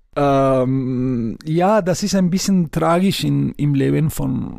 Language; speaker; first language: German; non-native, fluent; Spanish